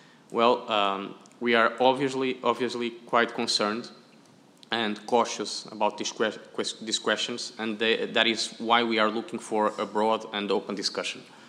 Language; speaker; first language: English; non-native, fluent; Portuguese